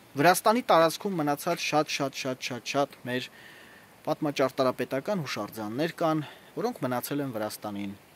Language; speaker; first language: Armenian; native; Armenian